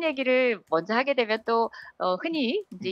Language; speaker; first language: Korean; native; Korean